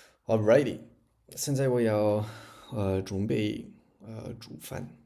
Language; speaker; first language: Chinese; non-native, learner; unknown